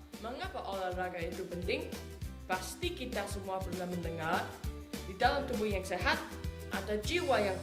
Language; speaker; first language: Indonesian; non-native, fluent; English